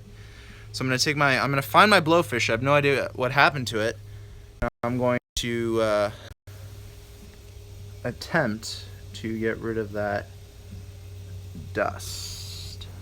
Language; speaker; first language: English; native; English